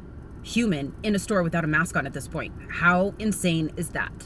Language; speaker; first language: English; native; English